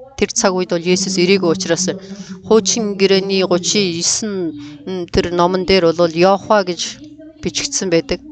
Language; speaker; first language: Mongolian; non-native, fluent; Korean